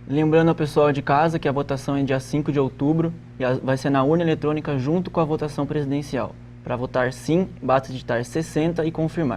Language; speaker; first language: Portuguese; native; Portuguese